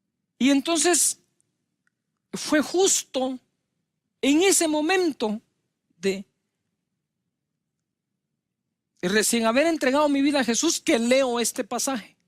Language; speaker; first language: Spanish; native; Spanish